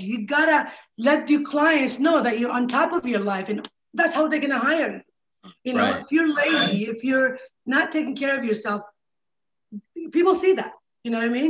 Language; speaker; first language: English; non-native, fluent; Arabic